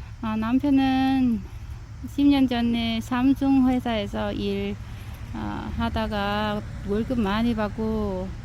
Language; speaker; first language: Korean; non-native, learner; Vietnamese